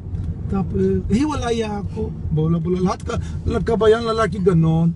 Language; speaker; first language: Filipino; non-native, learner; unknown